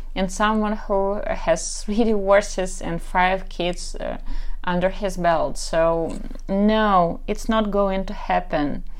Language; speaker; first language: English; non-native, fluent; Ukrainian